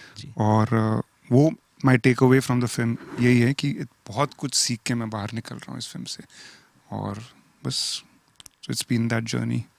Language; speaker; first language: Hindi; native; Hindi